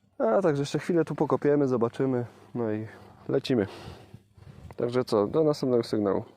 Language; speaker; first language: Polish; native; Polish